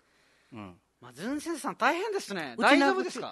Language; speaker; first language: Japanese; non-native, fluent; Nepali